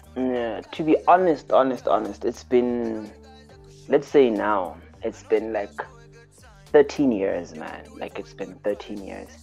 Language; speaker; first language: English; early bilingual, other home language; Xhosa